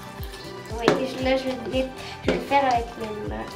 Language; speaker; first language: French; native; French